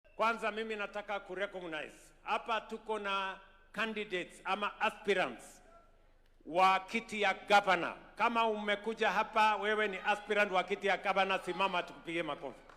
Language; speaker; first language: Swahili; non-native, local second language; Kalenjin